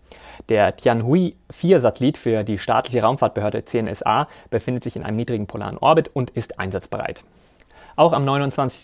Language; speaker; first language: German; native; German